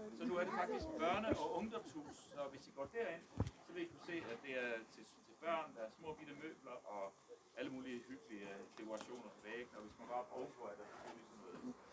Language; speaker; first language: Danish; early bilingual, other home language; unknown